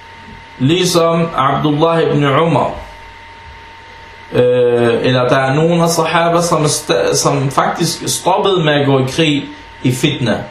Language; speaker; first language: Danish; early bilingual, other home language; Arabic